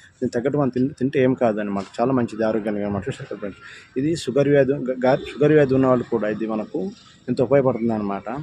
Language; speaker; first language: Telugu; non-native, local second language; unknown